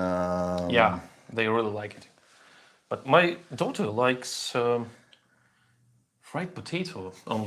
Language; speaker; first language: English; non-native, learner; Russian